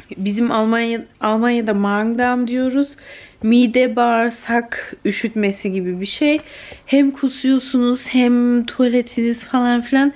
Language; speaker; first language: Turkish; early bilingual, heritage; Turkish